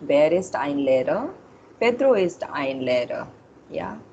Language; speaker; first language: German; non-native, fluent; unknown